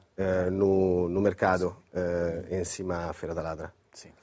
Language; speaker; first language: Portuguese; non-native, fluent; Italian